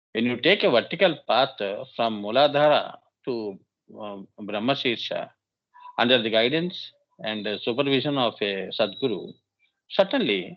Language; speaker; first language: English; non-native, local second language; Telugu